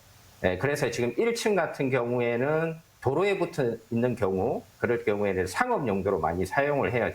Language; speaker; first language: Korean; native; Korean